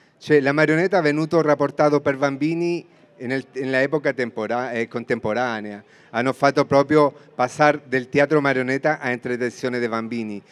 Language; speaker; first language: Italian; non-native, fluent; Spanish